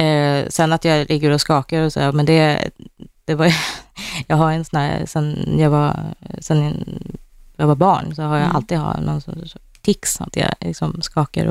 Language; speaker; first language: Swedish; native; Swedish